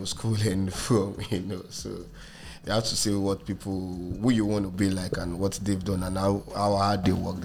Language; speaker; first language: English; non-native, local second language; Yoruba